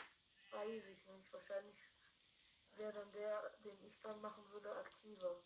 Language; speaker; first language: German; native; German